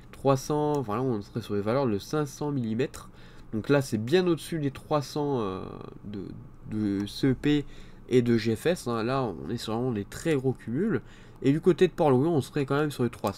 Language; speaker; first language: French; native; French